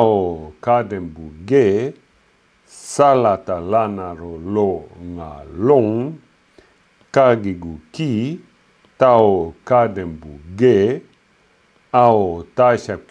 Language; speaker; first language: French; native; French